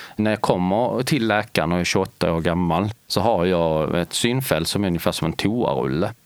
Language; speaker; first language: Swedish; native; Swedish